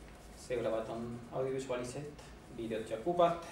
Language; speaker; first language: Finnish; non-native, learner; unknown